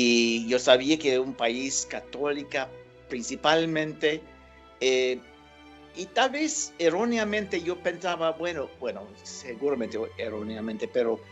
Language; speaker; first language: Spanish; non-native, fluent; English